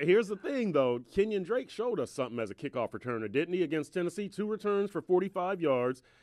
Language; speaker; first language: English; native; English